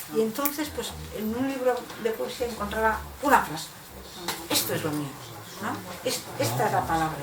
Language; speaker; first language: Spanish; non-native, local second language; Basque